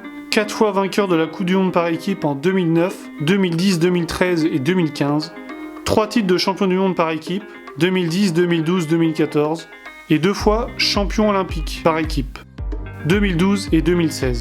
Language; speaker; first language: French; native; French